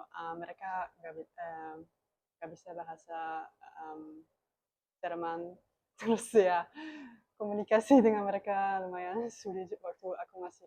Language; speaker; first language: Indonesian; non-native, learner; German